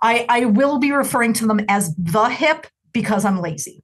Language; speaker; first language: English; native; English